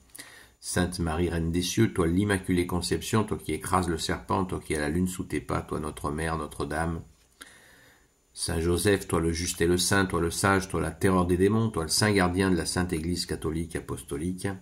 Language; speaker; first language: French; native; French